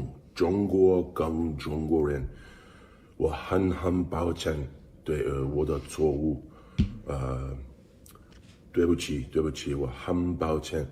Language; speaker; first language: Chinese; non-native, learner; English